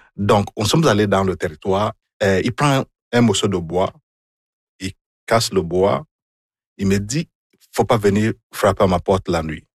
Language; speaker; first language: French; non-native, fluent; Igbo